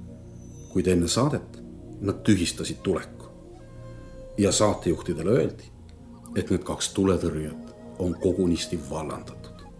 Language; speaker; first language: Estonian; native; Estonian